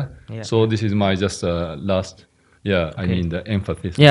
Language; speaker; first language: English; non-native, learner; Japanese